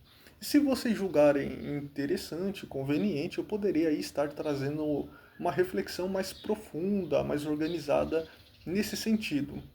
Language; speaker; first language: Portuguese; native; Portuguese